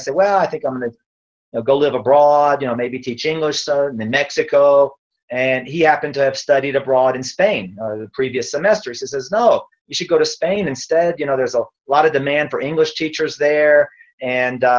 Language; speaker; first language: English; native; English